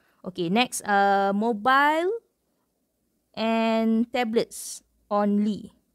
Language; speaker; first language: English; non-native, local second language; Malay